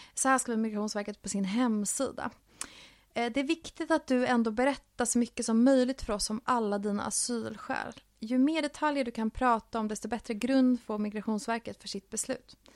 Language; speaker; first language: Swedish; early bilingual, other home language; Finnish